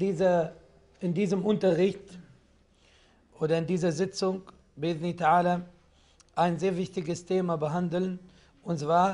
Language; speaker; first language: German; non-native, fluent; Arabic